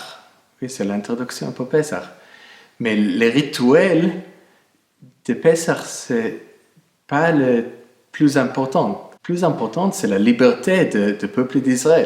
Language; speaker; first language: French; non-native, fluent; English